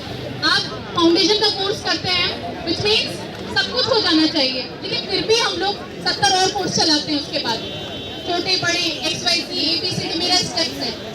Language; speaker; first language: Hindi; native; Hindi